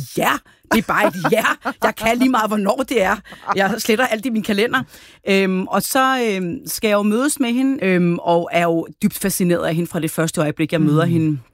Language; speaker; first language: Danish; early bilingual, other home language; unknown